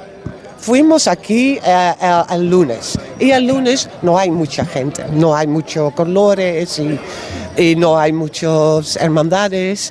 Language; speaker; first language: Spanish; non-native, learner; Dutch